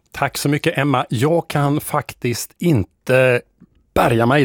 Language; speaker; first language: Swedish; native; Swedish